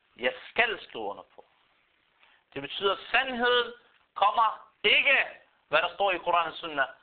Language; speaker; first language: Danish; non-native, fluent; Arabic